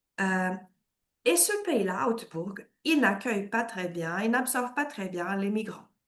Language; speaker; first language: French; non-native, fluent; Portuguese